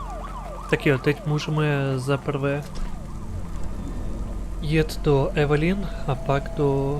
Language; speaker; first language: Czech; non-native, learner; Ukrainian